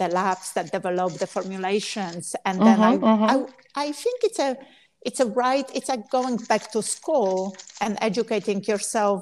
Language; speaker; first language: English; non-native, fluent; Polish